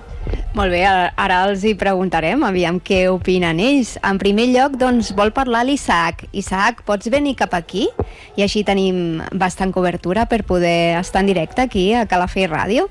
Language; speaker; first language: Catalan; native; Catalan